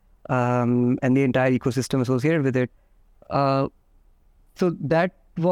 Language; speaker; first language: English; non-native, local second language; Hindi